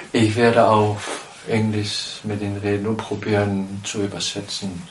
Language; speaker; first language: German; non-native, fluent; Danish